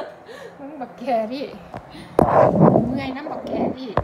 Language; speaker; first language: Norwegian; non-native, learner; Thai